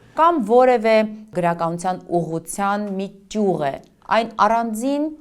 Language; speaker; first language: Armenian; native; Armenian